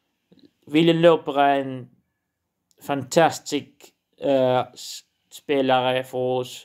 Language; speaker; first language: Swedish; non-native, learner; Portuguese